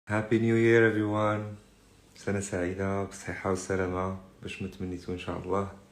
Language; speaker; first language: Arabic; native; Arabic